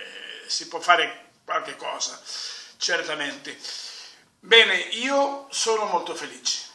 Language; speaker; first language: Italian; non-native, fluent; Spanish